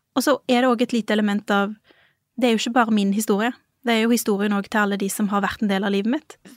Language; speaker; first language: Norwegian; early bilingual, other home language; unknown